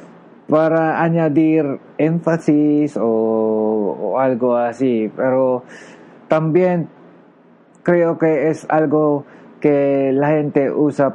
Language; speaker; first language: Spanish; non-native, learner; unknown